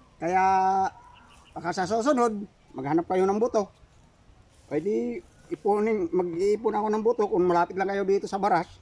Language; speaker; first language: Filipino; non-native, local second language; Cebuano